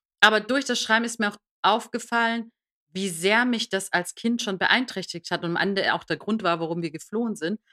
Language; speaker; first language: German; early bilingual, other home language; Persian